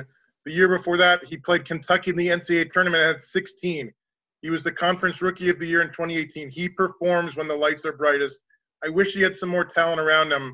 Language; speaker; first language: English; native; English